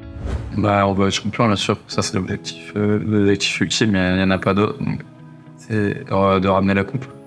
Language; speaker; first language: French; native; French